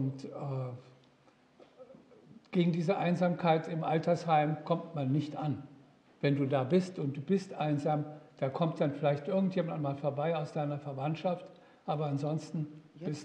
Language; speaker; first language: German; native; German